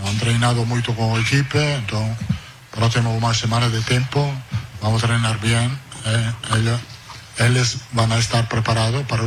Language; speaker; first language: Portuguese; non-native, fluent; Italian